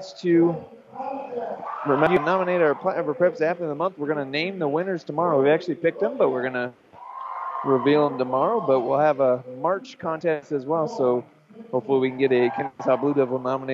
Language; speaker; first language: English; native; English